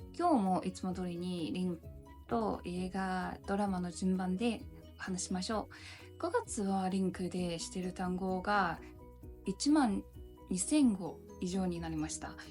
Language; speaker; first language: Japanese; non-native, learner; Chinese